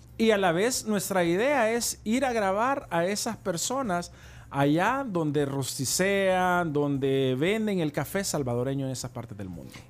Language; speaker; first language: Spanish; native; Spanish